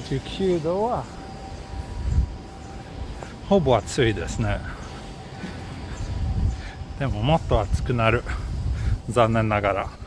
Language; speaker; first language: Japanese; non-native, fluent; Swedish